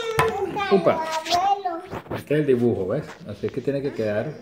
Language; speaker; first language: Spanish; native; Spanish